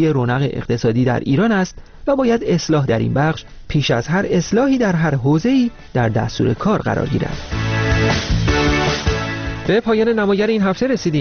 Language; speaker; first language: Persian; native; Persian